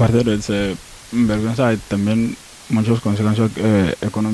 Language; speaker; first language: Spanish; non-native, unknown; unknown